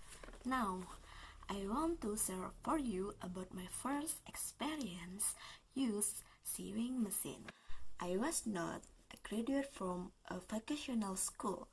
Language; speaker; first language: English; non-native, learner; Indonesian